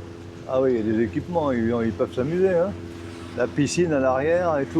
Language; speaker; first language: French; native; French